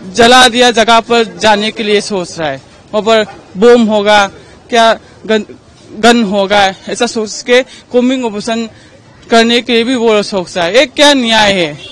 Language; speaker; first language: Hindi; non-native, local second language; Manipuri